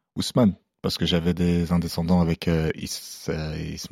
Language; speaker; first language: French; non-native, local second language; Arabic